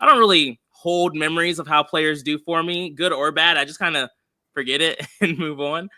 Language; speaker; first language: English; native; English